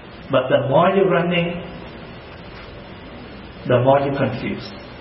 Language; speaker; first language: English; non-native, fluent; Vietnamese